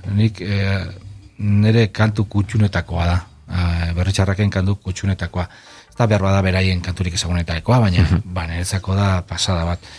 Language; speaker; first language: Basque; native; Basque